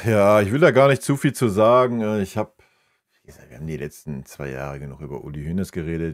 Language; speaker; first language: German; native; German